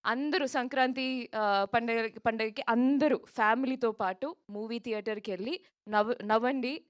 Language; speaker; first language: Telugu; non-native, local second language; Malayalam